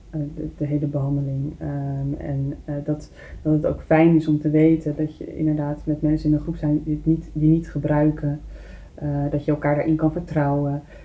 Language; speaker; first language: Dutch; native; Dutch